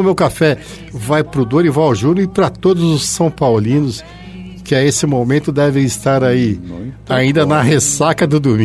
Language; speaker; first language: Portuguese; native; Portuguese